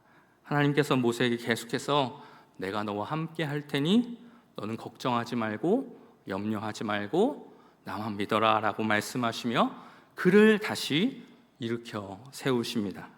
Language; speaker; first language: Korean; native; Korean